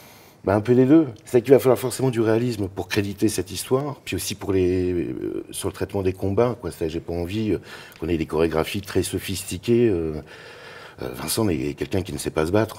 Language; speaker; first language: French; native; French